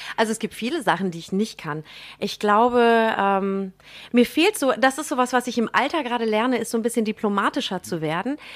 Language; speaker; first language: German; native; German